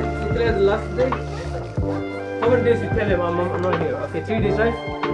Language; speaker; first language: English; non-native, learner; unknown